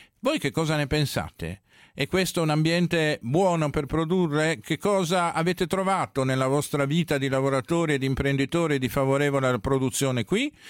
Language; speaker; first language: Italian; native; Italian